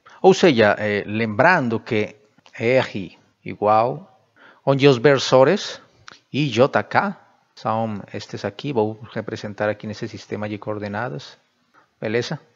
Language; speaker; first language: Portuguese; non-native, fluent; Spanish